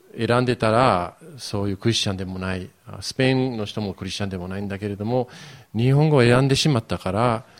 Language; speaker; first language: Japanese; non-native, learner; English